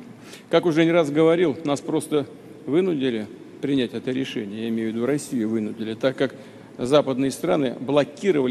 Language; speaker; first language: Russian; native; Russian